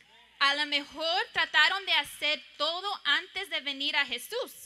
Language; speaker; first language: Spanish; early bilingual, heritage; English